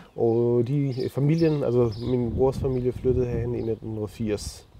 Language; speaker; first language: Danish; non-native, fluent; German